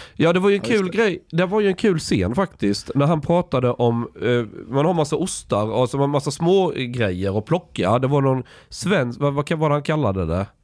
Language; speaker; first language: Swedish; native; Swedish